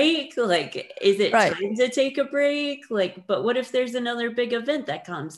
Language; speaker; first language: English; native; English